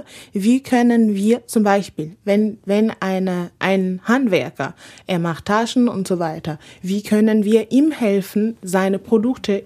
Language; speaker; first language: German; non-native, fluent; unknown